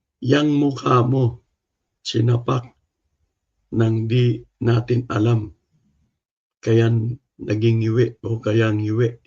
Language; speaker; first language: Filipino; non-native, local second language; Cebuano